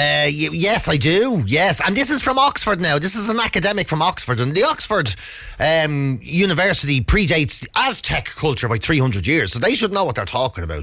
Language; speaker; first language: English; native; English